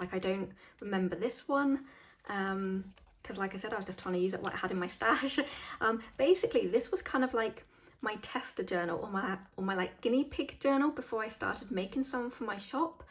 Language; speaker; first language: English; native; English